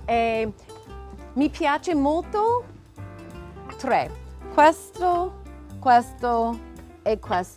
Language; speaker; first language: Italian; non-native, learner; English